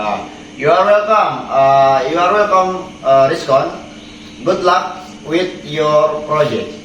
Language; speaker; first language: English; non-native, learner; Indonesian